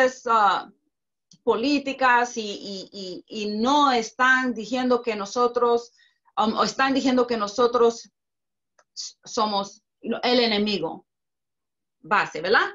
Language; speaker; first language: Spanish; early bilingual, heritage; Spanish